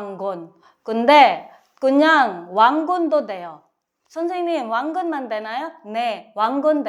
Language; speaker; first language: Korean; non-native, learner; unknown